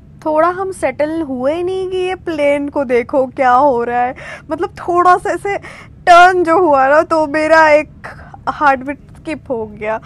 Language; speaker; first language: Hindi; non-native, local second language; Marathi